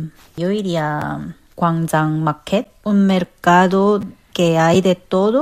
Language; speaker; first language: Spanish; non-native, learner; Korean